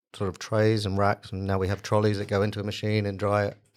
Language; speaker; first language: English; native; English